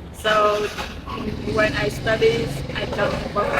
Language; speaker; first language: English; non-native, learner; Vietnamese